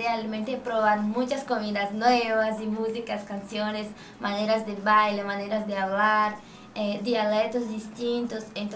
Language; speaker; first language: Spanish; non-native, fluent; Portuguese